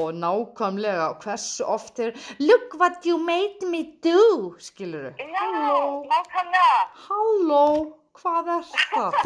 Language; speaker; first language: Icelandic; non-native, fluent; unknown